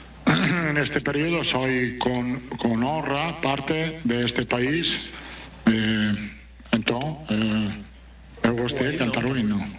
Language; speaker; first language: Portuguese; non-native, fluent; Italian